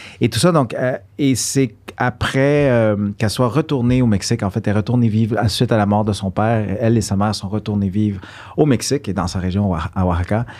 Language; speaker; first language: French; early bilingual, other home language; Spanish